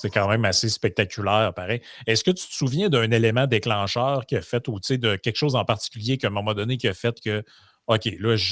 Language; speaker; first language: French; native; French